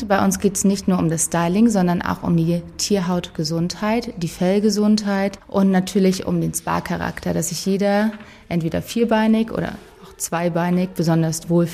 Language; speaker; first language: German; native; German